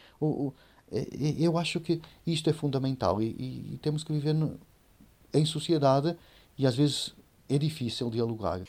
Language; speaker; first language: Portuguese; native; Portuguese